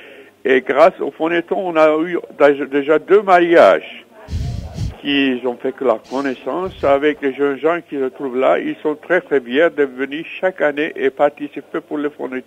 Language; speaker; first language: French; non-native, learner; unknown